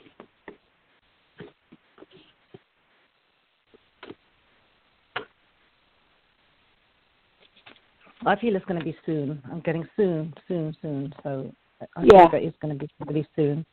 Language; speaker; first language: English; native; English